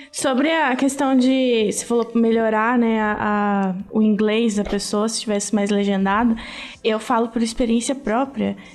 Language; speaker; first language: Portuguese; native; Portuguese